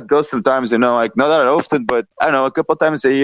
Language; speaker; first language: English; non-native, fluent; Portuguese